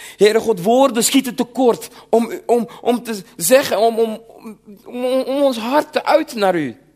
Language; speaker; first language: Dutch; early bilingual, other home language; Sranan Tongo